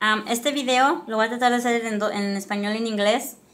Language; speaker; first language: Spanish; early bilingual, other home language; English